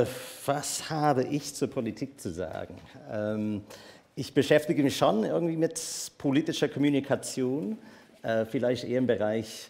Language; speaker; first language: German; non-native, fluent; English